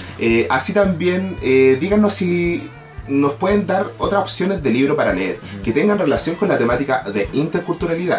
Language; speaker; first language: Spanish; native; Spanish